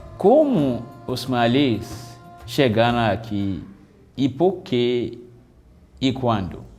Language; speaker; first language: Portuguese; non-native, fluent; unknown